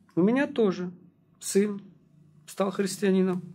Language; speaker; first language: Russian; native; Russian